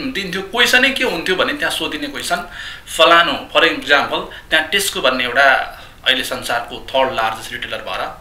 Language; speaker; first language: Nepali; native; Nepali